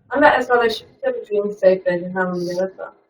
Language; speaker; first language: Persian; native; Persian